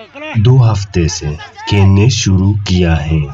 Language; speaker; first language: Hindi; non-native, local second language; Khasi